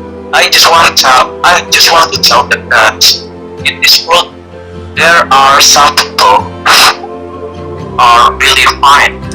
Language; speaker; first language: English; non-native, learner; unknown